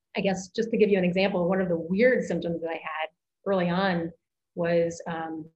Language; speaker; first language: English; native; English